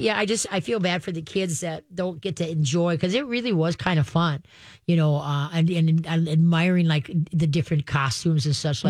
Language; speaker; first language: English; native; English